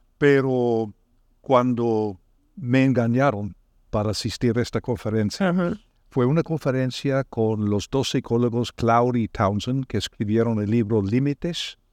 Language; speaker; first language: Spanish; non-native, fluent; English